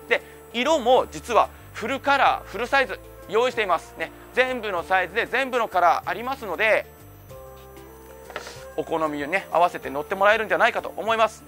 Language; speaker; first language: Japanese; native; Japanese